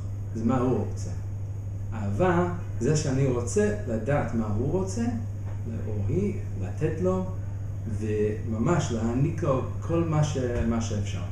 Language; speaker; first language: Hebrew; non-native, fluent; English